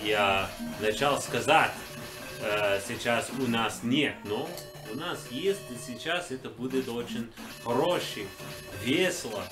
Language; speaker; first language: Russian; non-native, learner; English